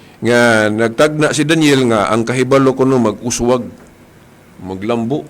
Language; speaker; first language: Cebuano; native; Cebuano